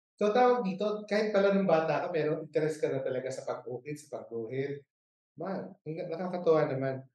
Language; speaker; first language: Filipino; native; Filipino